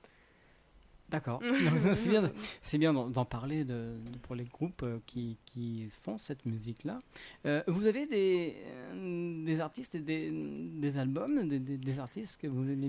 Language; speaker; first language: French; native; French